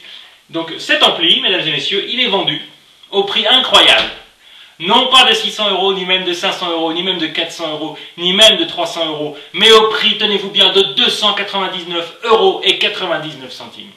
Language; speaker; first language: French; native; French